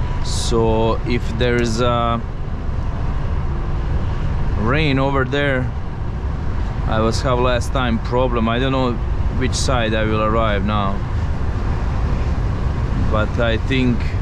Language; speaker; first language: English; non-native, fluent; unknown